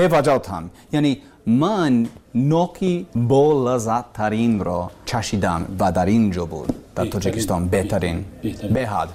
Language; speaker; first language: Persian; non-native, learner; English